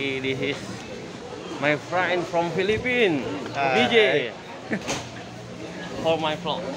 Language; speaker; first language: English; non-native, learner; Indonesian